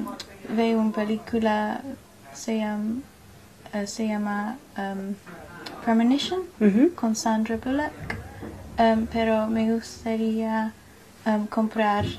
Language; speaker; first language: Spanish; non-native, learner; English